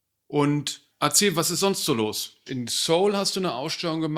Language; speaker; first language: German; native; German